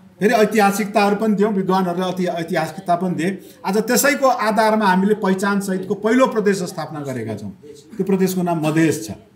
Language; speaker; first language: Nepali; non-native, local second language; Maithili